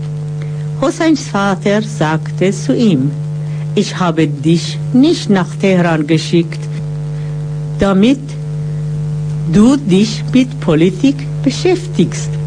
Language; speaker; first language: German; non-native, fluent; Persian